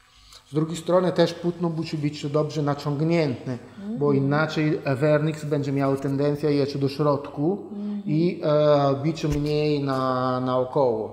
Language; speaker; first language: Polish; non-native, fluent; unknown